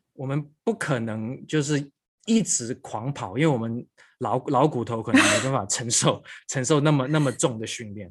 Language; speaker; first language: Chinese; non-native, local second language; Cantonese